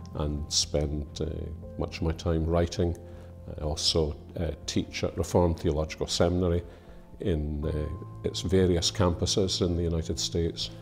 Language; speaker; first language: English; native; English